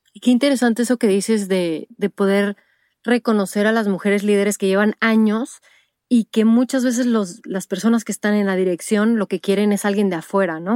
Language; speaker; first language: Spanish; native; Spanish